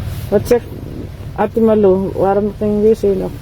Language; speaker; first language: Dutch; non-native, learner; Filipino